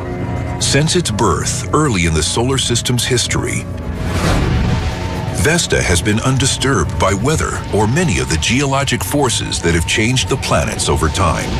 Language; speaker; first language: English; native; English